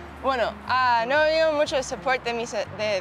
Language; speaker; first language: Spanish; early bilingual, heritage; Spanish